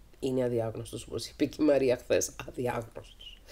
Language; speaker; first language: Greek; native; Greek